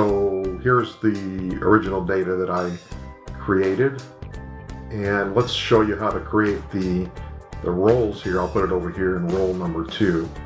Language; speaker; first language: English; native; English